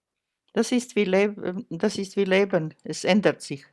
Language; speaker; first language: German; non-native, fluent; Croatian